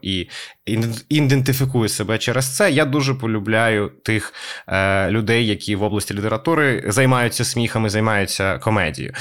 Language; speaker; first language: Ukrainian; native; Ukrainian